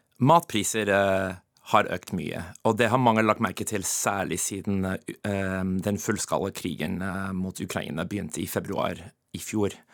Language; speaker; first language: Norwegian; non-native, fluent; English